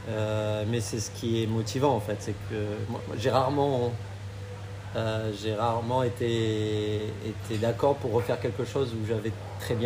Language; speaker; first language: French; native; French